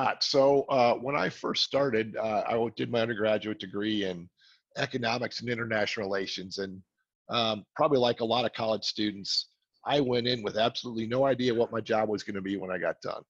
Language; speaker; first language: English; native; English